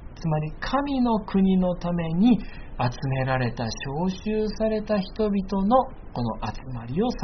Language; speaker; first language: Japanese; native; Japanese